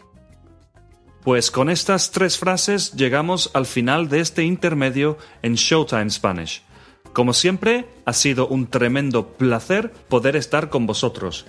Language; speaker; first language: Spanish; native; Spanish